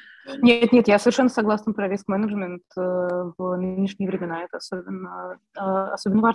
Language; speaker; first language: Russian; native; Russian